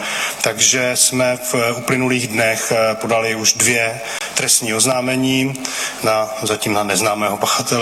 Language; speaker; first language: Czech; native; Czech